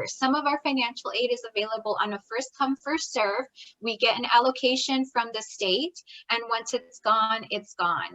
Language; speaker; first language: English; native; English